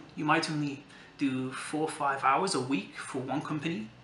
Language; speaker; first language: English; native; English